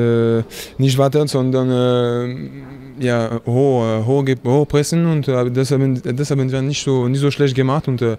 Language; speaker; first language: German; non-native, fluent; French